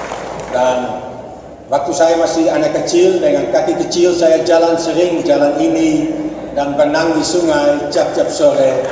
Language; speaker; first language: Indonesian; non-native, fluent; Dutch